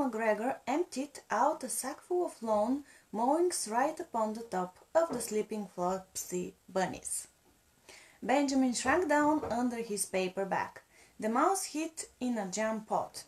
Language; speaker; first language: English; non-native, fluent; Bulgarian